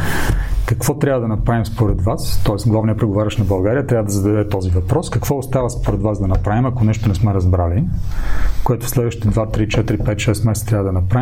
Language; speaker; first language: Bulgarian; native; Bulgarian